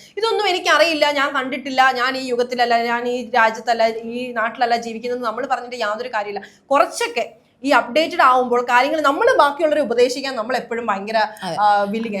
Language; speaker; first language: Malayalam; native; Malayalam